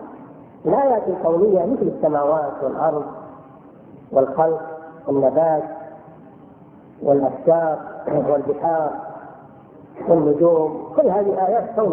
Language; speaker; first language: Arabic; native; Arabic